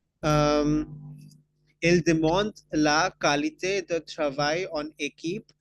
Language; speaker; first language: French; non-native, fluent; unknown